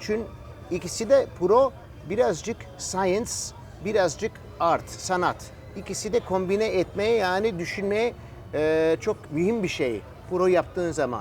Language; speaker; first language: Turkish; early bilingual, heritage; Turkish